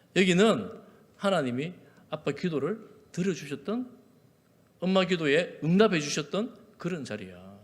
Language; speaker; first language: Korean; native; Korean